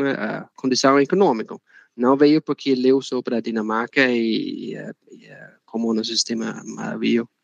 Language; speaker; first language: Portuguese; non-native, fluent; Danish